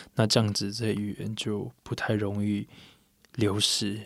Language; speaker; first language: Chinese; native; Chinese